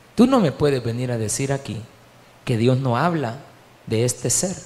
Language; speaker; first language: Spanish; native; Spanish